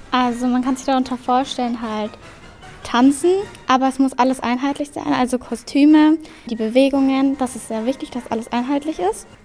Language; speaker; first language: German; native; German